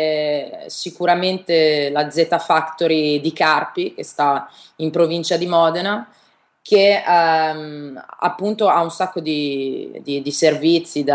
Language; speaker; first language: Italian; native; Italian